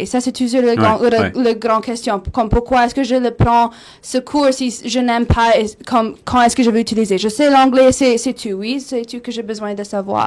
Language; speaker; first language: French; non-native, local second language; English